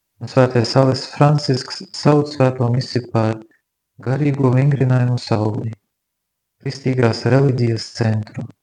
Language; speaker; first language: Latvian; native; Latvian